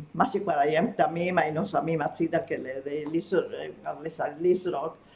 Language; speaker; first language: Hebrew; non-native, fluent; Spanish